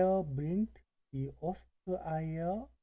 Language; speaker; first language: German; non-native, fluent; Korean